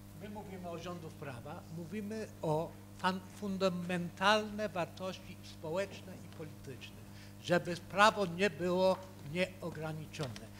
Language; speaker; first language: Polish; early bilingual, heritage; Polish